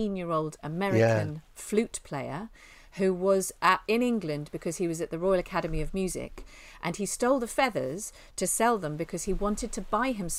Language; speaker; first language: English; native; English